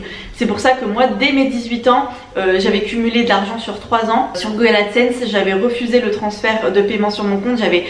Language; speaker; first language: French; native; French